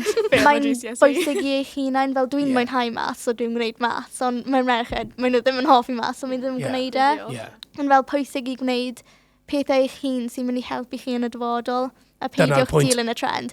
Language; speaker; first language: Welsh; non-native, local second language; English